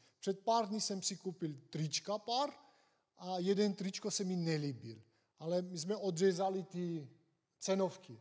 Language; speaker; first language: Czech; non-native, fluent; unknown